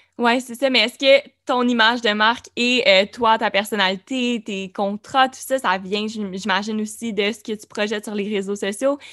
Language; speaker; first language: French; native; French